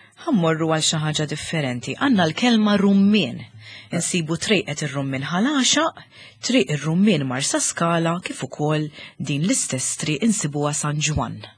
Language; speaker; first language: Maltese; native; Maltese